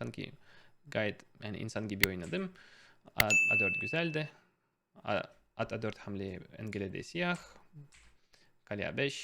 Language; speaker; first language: Turkish; non-native, fluent; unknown